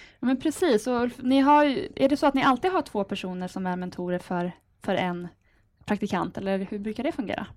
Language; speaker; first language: Swedish; native; Swedish